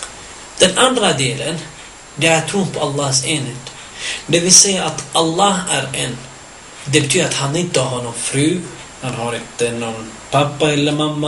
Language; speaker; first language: Swedish; early bilingual, other home language; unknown